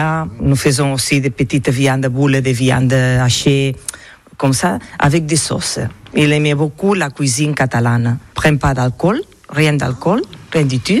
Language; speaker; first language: French; non-native, learner; Catalan